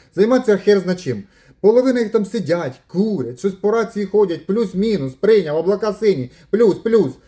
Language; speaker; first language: Ukrainian; non-native, local second language; Russian